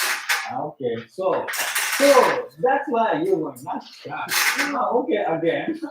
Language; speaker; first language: English; non-native, learner; Japanese